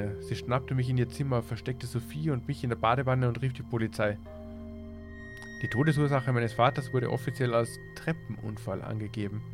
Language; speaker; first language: German; native; German